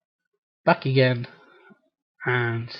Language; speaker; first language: English; non-native, fluent; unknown